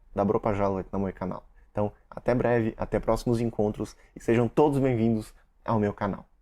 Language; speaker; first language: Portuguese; early bilingual, other home language; Russian